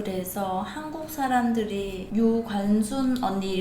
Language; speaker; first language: Korean; non-native, fluent; Vietnamese